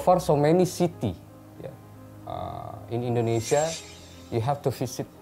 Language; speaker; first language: English; non-native, learner; Indonesian